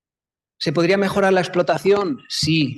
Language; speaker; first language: Spanish; native; Spanish